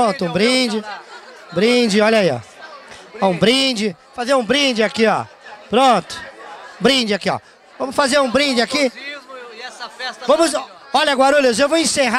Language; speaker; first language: Portuguese; native; Portuguese